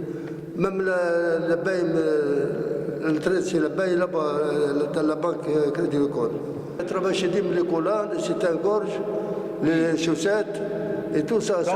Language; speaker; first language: French; non-native, learner; Arabic